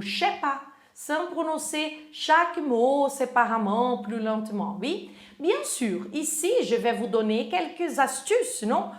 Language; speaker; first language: French; non-native, fluent; Portuguese